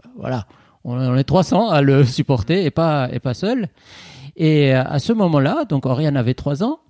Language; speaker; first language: French; non-native, fluent; Persian